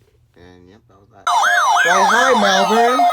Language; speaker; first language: English; native; English